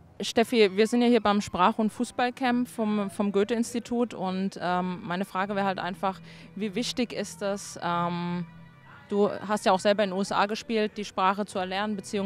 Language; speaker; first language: German; native; German